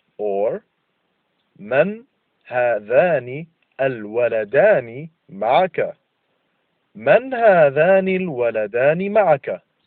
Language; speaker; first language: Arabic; non-native, fluent; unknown